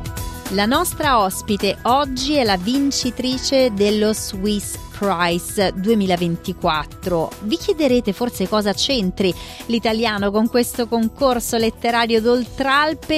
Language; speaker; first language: Italian; native; Italian